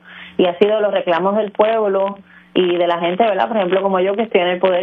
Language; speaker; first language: Spanish; native; Spanish